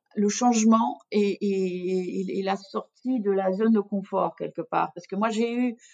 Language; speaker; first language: French; non-native, fluent; Russian